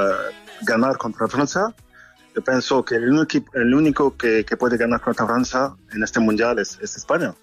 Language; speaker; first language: Spanish; non-native, fluent; French